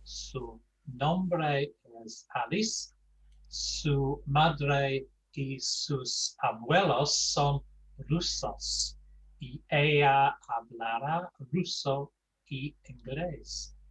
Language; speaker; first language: Spanish; non-native, fluent; English